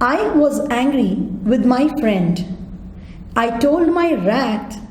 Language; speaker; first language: English; non-native, local second language; Kannada